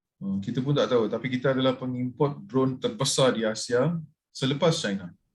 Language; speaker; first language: Malay; non-native, local second language; Tamil